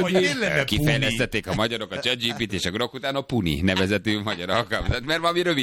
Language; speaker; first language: Hungarian; native; Hungarian